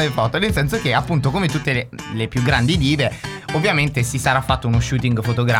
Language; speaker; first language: Italian; native; Italian